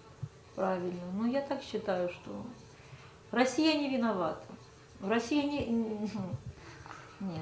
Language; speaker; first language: Russian; native; Russian